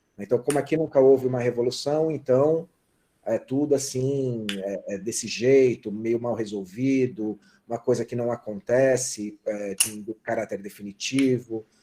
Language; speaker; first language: Portuguese; native; Portuguese